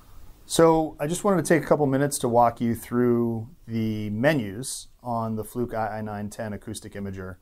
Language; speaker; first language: English; native; English